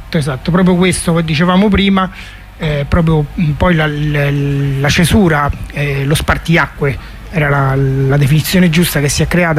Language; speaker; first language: Italian; native; Italian